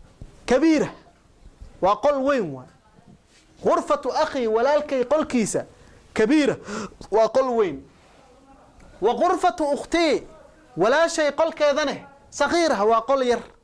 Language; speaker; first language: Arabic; non-native, local second language; Somali